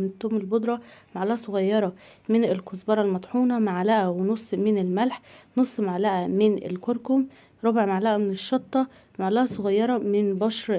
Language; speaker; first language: Arabic; native; Arabic